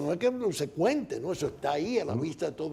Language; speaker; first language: Spanish; native; Spanish